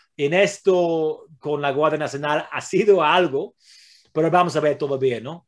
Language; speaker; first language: Spanish; non-native, fluent; English